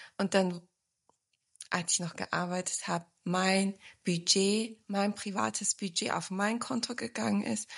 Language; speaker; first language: German; early bilingual, other home language; Turkish